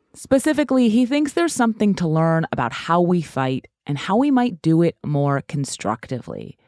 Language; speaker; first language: English; non-native, fluent; German